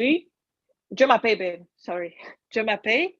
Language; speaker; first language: French; non-native, learner; Chinese